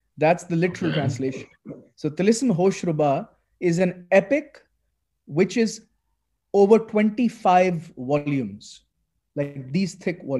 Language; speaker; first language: English; non-native, local second language; Urdu